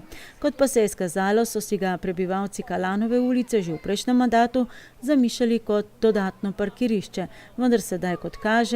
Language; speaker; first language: Slovenian; native; Slovenian